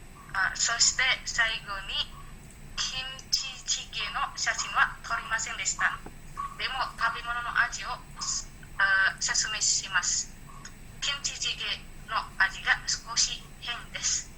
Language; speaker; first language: Japanese; non-native, learner; Indonesian